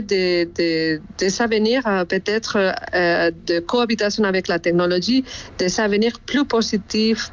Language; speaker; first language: French; non-native, fluent; Spanish